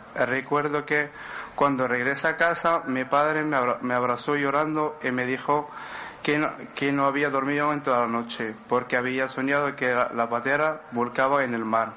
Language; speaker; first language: Spanish; non-native, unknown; Arabic